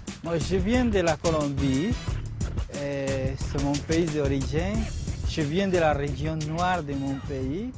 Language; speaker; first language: French; non-native, learner; Spanish